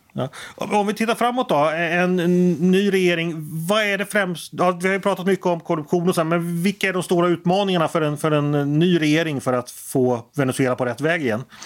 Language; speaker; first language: Swedish; native; Swedish